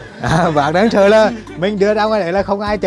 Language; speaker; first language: Vietnamese; native; Vietnamese